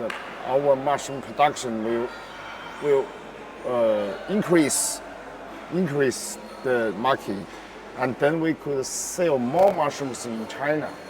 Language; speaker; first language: English; non-native, learner; Chinese